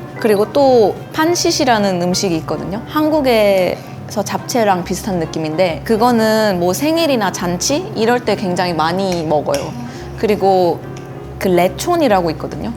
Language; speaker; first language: Korean; early bilingual, other home language; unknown